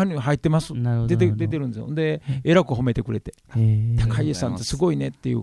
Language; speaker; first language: Japanese; native; Japanese